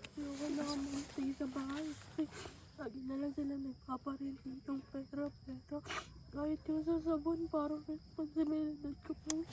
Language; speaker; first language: Filipino; native; Filipino